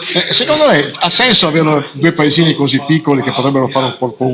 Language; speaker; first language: Italian; native; Italian